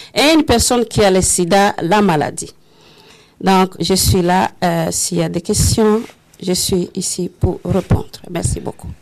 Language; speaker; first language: French; non-native, local second language; Kinyarwanda